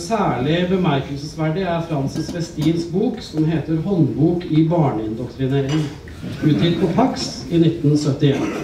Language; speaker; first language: Norwegian; native; Norwegian